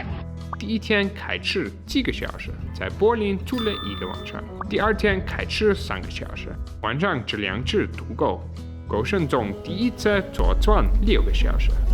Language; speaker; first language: Chinese; native; Chinese